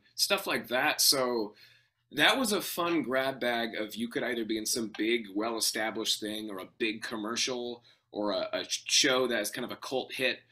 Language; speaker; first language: English; native; English